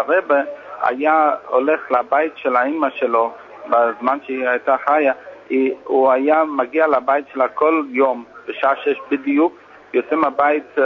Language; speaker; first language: Hebrew; non-native, fluent; English